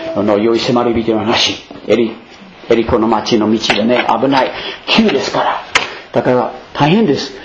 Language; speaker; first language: Japanese; non-native, fluent; English